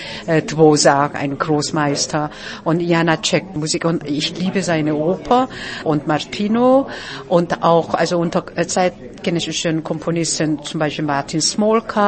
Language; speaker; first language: German; non-native, fluent; Korean